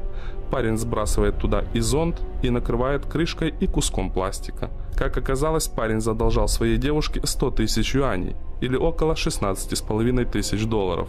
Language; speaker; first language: Russian; native; Russian